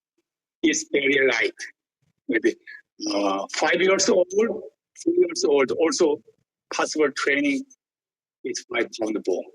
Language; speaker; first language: English; non-native, learner; Korean